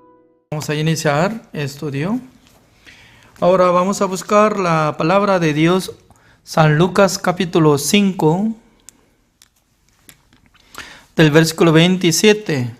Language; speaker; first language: Spanish; non-native, fluent; Korean